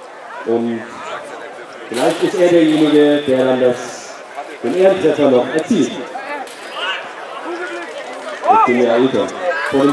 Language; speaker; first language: German; native; German